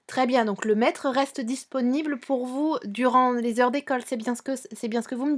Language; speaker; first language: French; native; French